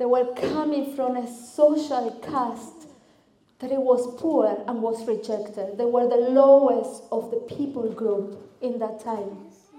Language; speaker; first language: English; non-native, fluent; Spanish